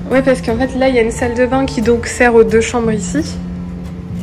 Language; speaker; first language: French; native; French